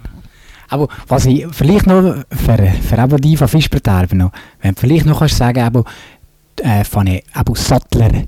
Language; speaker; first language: German; native; German